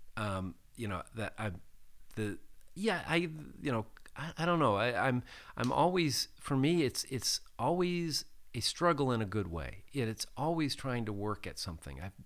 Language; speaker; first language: English; native; English